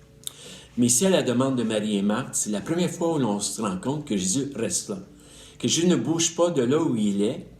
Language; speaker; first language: French; native; French